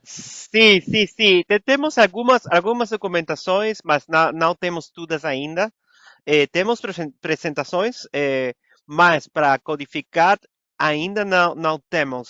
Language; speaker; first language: Portuguese; non-native, fluent; Spanish